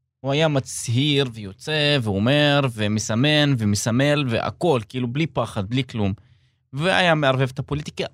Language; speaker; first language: Hebrew; non-native, local second language; Arabic